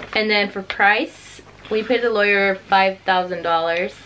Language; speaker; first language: English; native; English